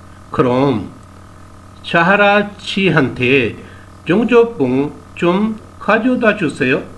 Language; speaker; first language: Korean; non-native, learner; Urdu